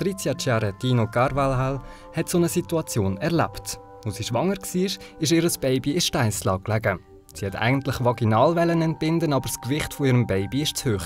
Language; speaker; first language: German; native; German